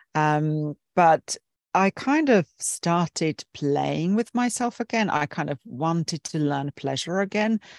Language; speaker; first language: English; non-native, fluent; Finnish